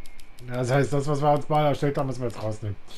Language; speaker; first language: German; native; German